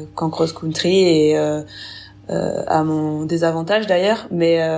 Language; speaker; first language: French; native; French